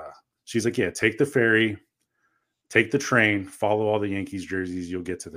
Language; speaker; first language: English; early bilingual, other home language; Korean